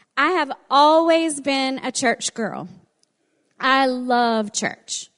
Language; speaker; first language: English; native; English